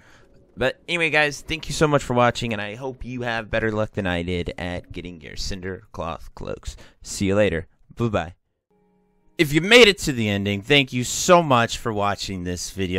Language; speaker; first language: English; native; English